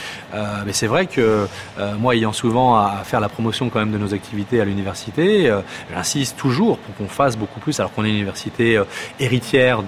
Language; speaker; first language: French; native; French